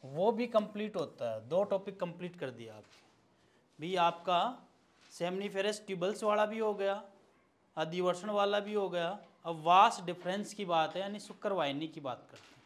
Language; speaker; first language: Hindi; native; Hindi